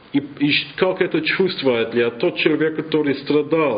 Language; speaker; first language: Russian; non-native, fluent; English